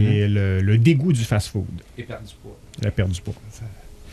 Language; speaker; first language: French; native; French